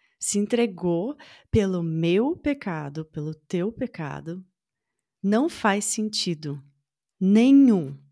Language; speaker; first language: Portuguese; native; Portuguese